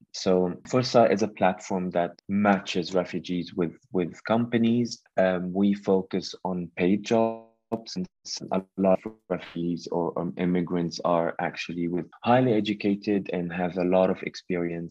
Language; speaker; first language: English; non-native, fluent; Arabic